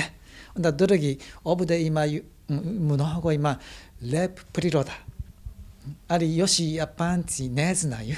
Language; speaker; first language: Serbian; non-native, learner; Japanese